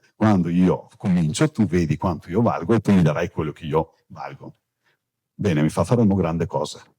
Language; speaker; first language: Italian; non-native, fluent; Turkish